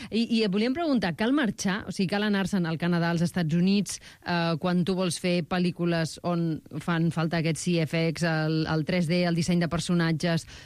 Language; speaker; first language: Catalan; native; Catalan